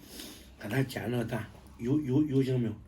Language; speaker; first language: Chinese; native; Chinese